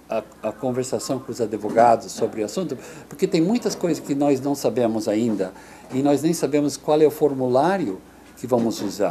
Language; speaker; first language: Portuguese; non-native, fluent; English